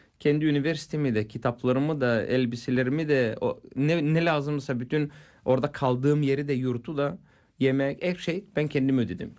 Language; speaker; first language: Turkish; non-native, fluent; Bulgarian